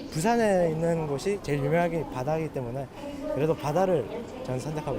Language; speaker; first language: Korean; early bilingual, heritage; Korean